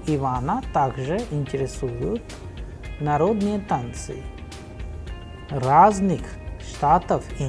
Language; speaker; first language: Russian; non-native, fluent; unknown